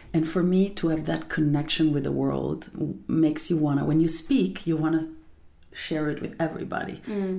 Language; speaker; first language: English; non-native, fluent; Italian